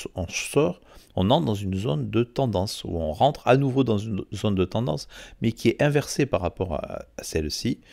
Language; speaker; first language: French; native; French